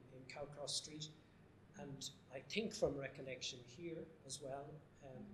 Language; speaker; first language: English; native; English